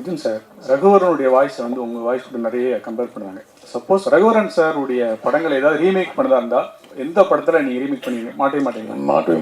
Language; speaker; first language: Tamil; native; Tamil